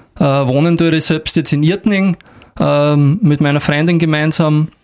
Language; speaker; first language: German; native; German